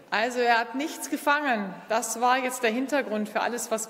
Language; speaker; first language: German; native; German